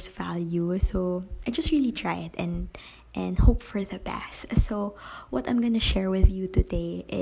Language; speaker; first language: English; non-native, local second language; Kinaray-a